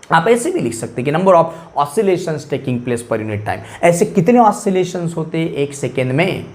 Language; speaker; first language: Hindi; non-native, local second language; Marathi